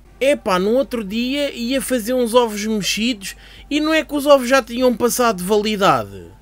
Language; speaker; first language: Portuguese; native; Portuguese